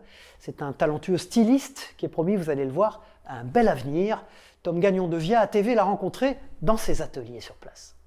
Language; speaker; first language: French; native; French